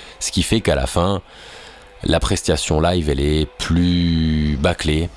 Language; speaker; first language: French; native; French